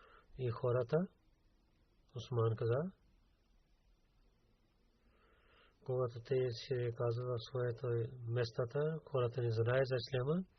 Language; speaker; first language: Bulgarian; non-native, learner; Urdu